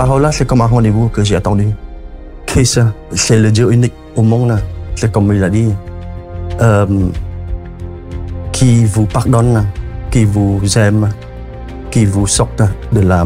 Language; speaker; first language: French; non-native, fluent; Khmer